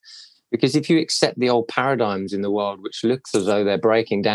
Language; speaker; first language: English; native; English